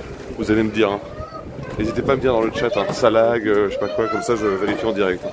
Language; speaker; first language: French; native; French